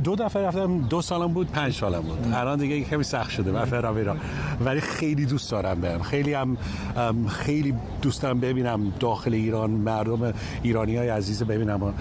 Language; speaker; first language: Persian; early bilingual, heritage; English